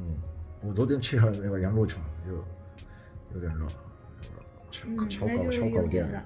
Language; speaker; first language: Chinese; non-native, fluent; Japanese